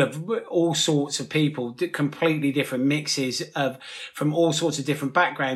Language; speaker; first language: English; native; English